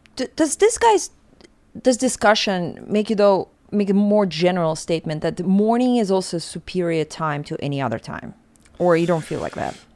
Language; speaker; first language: English; non-native, fluent; Russian